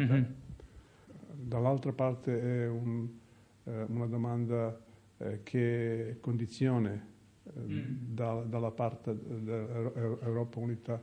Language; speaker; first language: Italian; non-native, learner; Serbian